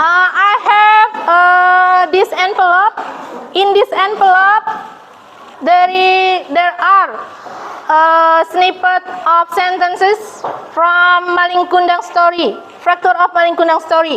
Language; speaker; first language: English; non-native, fluent; Indonesian